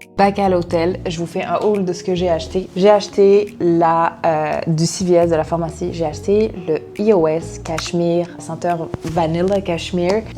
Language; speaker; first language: French; early bilingual, other home language; Arabic